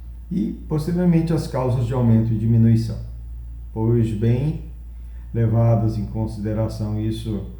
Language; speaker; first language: Portuguese; native; Portuguese